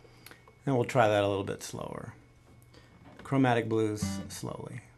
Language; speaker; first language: English; native; English